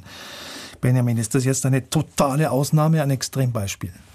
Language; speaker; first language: German; native; German